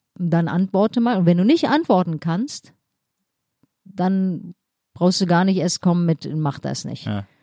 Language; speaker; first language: German; native; German